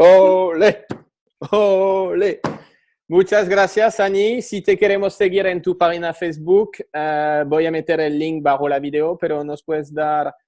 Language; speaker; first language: Spanish; non-native, fluent; French